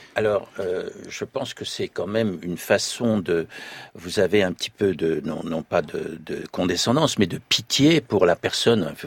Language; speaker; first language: French; native; French